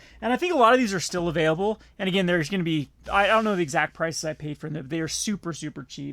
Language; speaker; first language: English; native; English